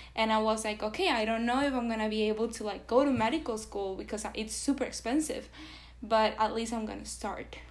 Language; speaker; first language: English; non-native, fluent; Spanish